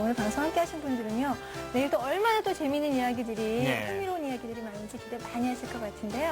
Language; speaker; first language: Korean; native; Korean